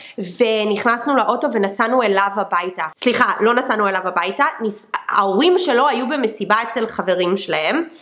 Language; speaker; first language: Hebrew; non-native, fluent; English